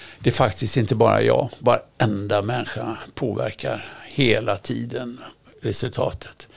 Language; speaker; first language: Swedish; native; Swedish